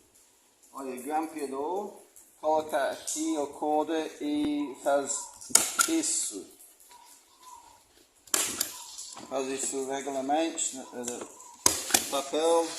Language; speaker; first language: Portuguese; non-native, learner; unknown